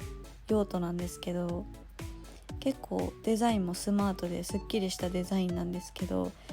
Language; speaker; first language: Japanese; native; Japanese